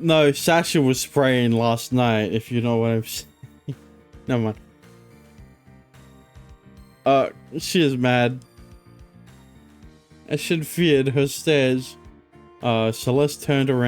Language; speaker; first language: English; native; English